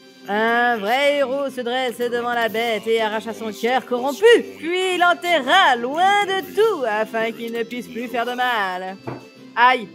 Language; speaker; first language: French; native; French